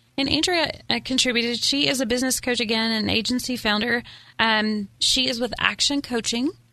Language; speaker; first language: English; native; English